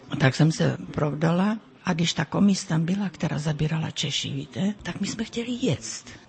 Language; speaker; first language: Czech; early bilingual, heritage; Czech